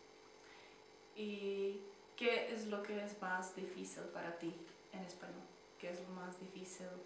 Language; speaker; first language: Spanish; non-native, fluent; Czech